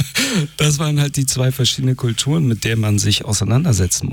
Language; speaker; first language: German; early bilingual, other home language; Persian